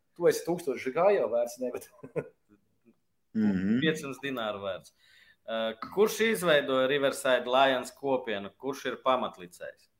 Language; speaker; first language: Latvian; native; Latvian